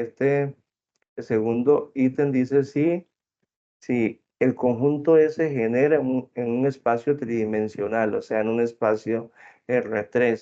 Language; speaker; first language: Spanish; native; Spanish